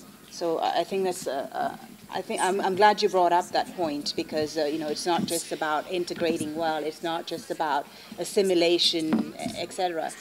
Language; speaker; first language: English; non-native, fluent; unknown